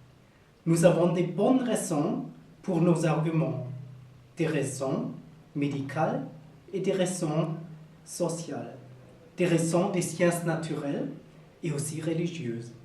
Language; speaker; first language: French; non-native, learner; German